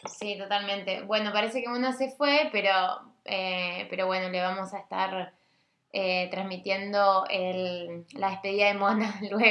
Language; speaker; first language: Spanish; native; Spanish